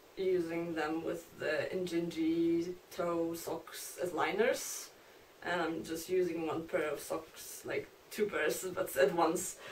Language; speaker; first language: English; non-native, fluent; Polish